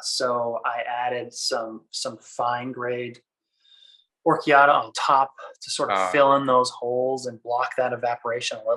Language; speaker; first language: English; native; English